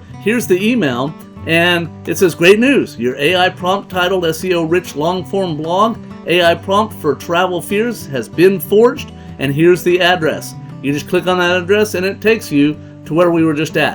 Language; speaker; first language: English; native; English